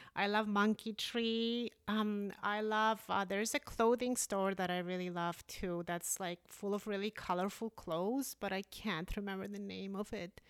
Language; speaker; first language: English; early bilingual, other home language; Polish